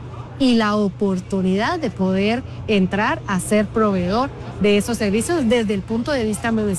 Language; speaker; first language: Spanish; native; Spanish